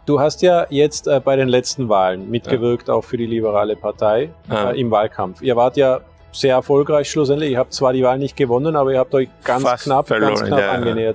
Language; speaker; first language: German; native; German